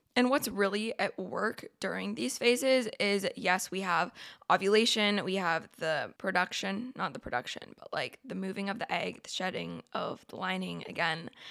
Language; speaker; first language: English; native; English